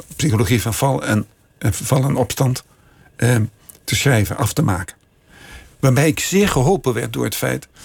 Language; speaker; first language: Dutch; native; Dutch